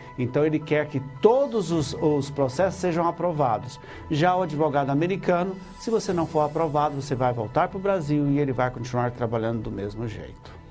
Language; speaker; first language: Portuguese; early bilingual, heritage; Portuguese